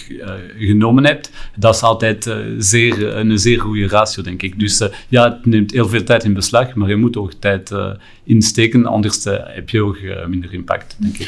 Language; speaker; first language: Dutch; non-native, local second language; French